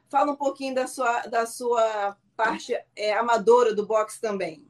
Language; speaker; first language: Portuguese; native; Portuguese